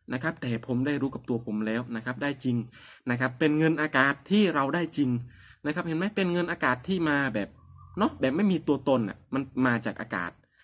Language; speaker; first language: Thai; non-native, local second language; Northern Khmer